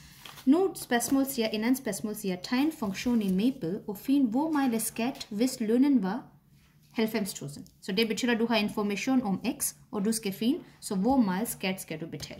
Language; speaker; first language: Danish; non-native, fluent; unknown